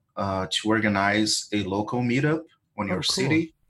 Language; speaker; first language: English; non-native, fluent; Portuguese